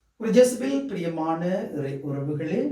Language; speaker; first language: Tamil; native; Tamil